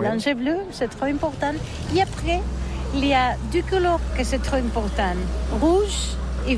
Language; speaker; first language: French; non-native, learner; Catalan